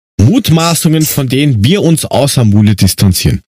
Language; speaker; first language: German; native; German